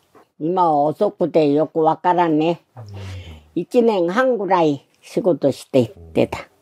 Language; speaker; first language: Japanese; non-native, learner; Korean